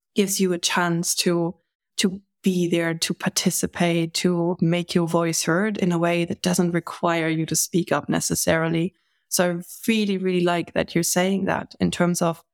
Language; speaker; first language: English; non-native, fluent; German